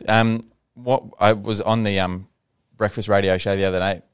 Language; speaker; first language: English; native; English